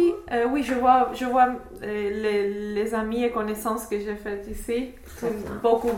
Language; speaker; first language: French; non-native, fluent; English